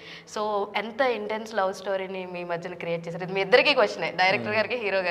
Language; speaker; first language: Telugu; native; Telugu